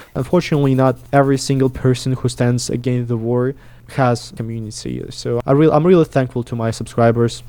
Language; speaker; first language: English; non-native, fluent; Russian